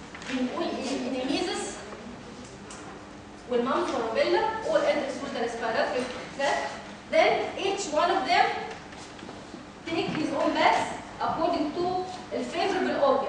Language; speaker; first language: English; non-native, fluent; Arabic